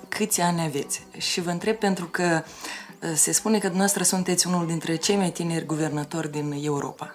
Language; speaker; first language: Romanian; native; Romanian